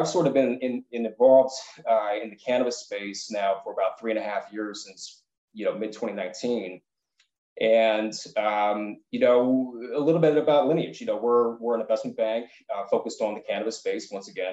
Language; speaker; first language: English; native; English